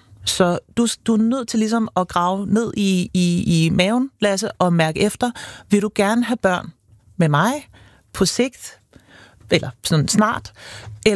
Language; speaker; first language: Danish; native; Danish